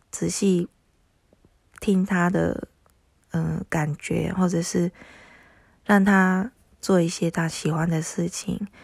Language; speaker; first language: Chinese; non-native, fluent; Japanese